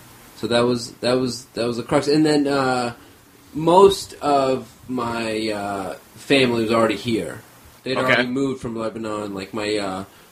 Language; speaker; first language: English; early bilingual, other home language; Armenian